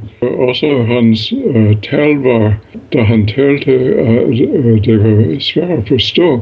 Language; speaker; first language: Danish; non-native, fluent; English